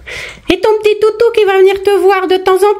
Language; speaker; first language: French; native; French